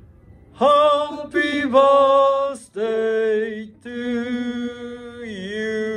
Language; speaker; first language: Japanese; native; Japanese